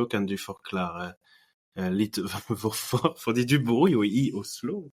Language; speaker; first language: Norwegian; non-native, fluent; French